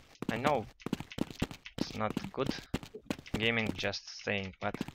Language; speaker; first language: English; non-native, learner; Russian